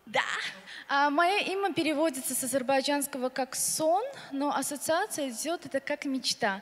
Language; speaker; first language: Russian; non-native, fluent; Azerbaijani